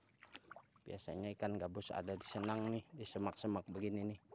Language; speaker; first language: Indonesian; native; Indonesian